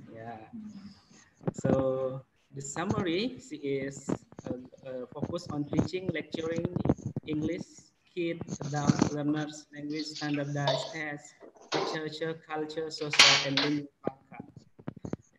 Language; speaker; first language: English; non-native, fluent; Indonesian